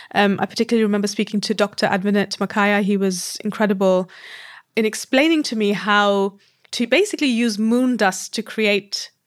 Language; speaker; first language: English; non-native, local second language; Hindi